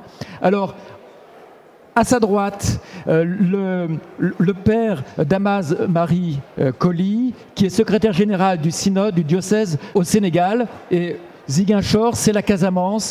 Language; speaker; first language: French; native; French